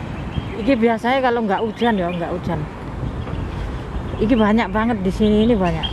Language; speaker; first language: Indonesian; non-native, local second language; Javanese